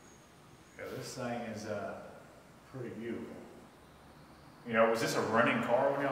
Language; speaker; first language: English; native; English